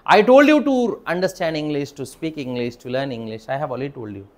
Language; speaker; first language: English; non-native, local second language; Marathi